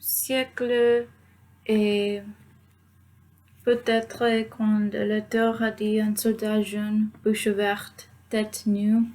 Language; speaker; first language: French; non-native, fluent; Spanish